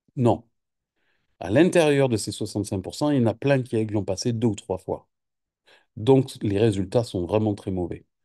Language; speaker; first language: French; native; French